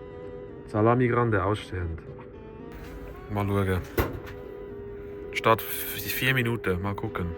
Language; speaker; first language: German; native; German